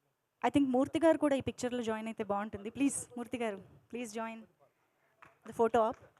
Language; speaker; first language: Telugu; native; Telugu